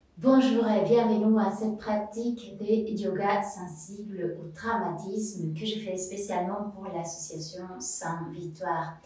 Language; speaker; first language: French; non-native, fluent; Spanish